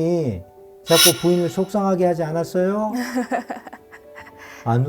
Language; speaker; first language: Korean; native; Korean